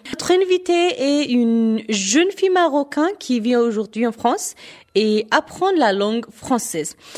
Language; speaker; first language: French; non-native, fluent; Persian